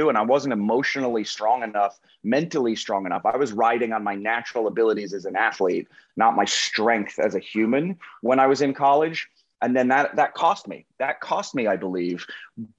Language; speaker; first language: English; native; English